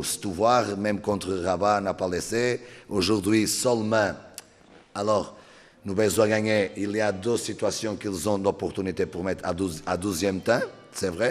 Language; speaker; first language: French; non-native, learner; Portuguese